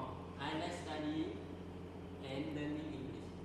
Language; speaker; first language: English; non-native, learner; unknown